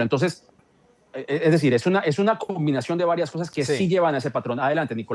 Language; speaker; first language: Spanish; native; Spanish